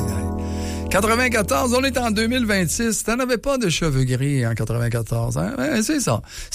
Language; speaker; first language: French; native; French